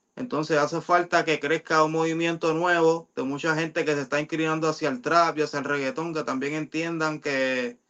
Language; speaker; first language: Spanish; native; Spanish